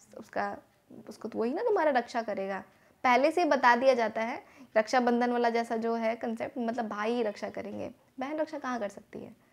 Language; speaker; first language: Hindi; native; Hindi